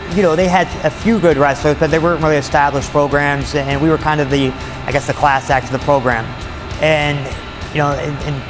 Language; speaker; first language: English; native; English